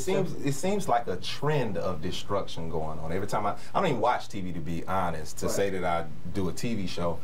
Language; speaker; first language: English; native; English